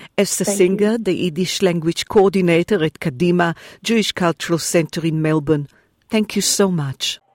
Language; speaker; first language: English; non-native, fluent; Hebrew